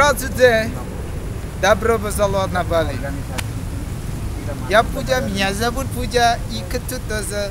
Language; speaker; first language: Russian; non-native, learner; Indonesian